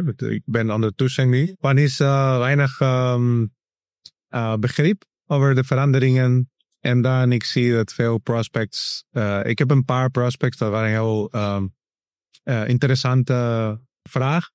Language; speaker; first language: Dutch; non-native, learner; Spanish